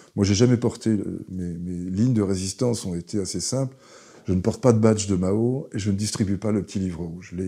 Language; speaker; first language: French; early bilingual, other home language; Hebrew